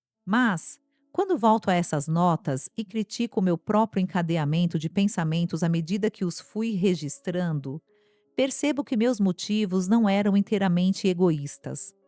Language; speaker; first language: Portuguese; native; Portuguese